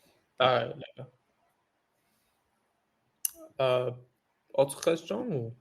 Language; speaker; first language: French; non-native, learner; English